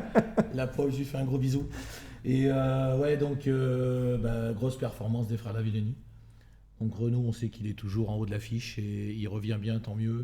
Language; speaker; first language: French; native; French